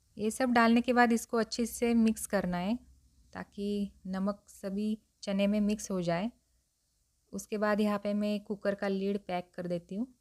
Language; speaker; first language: Hindi; non-native, local second language; Marathi